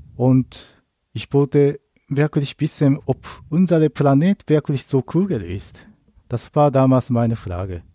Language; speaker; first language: German; non-native, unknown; Japanese